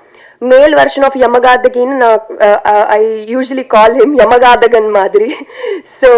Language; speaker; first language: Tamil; non-native, learner; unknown